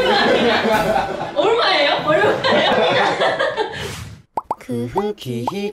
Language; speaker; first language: Korean; non-native, learner; Japanese